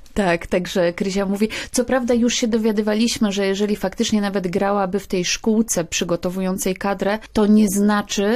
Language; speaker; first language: Polish; native; Polish